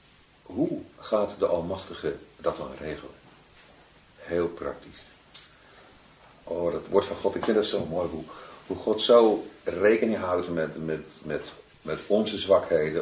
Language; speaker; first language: Dutch; native; Dutch